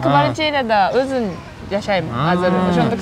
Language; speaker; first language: Kyrgyz; non-native, learner; Japanese